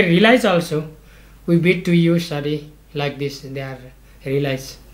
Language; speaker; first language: English; non-native, learner; Nepali